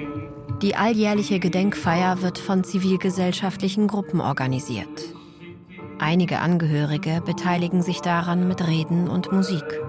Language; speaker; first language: German; native; German